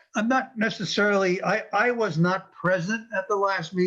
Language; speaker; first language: English; native; English